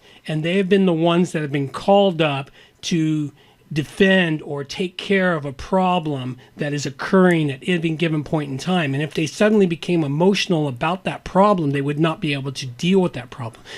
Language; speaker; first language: English; native; English